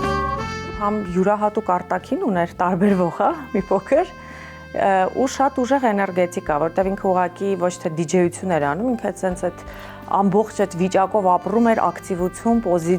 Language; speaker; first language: Armenian; native; Armenian